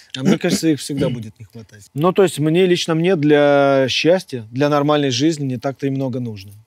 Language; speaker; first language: Russian; native; Russian